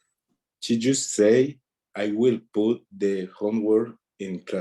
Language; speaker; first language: English; non-native, learner; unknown